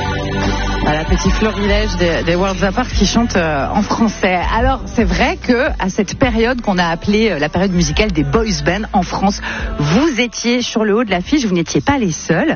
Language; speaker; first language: French; native; French